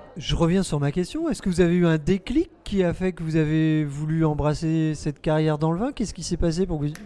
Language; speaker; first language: French; native; French